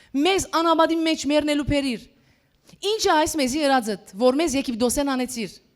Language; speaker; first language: Armenian; early bilingual, heritage; Armenian